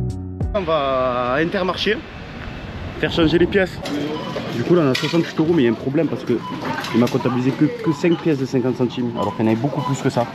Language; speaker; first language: French; native; French